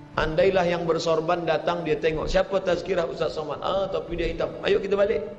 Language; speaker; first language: Malay; native; Malay